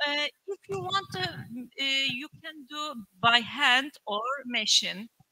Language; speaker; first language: English; non-native, learner; Turkish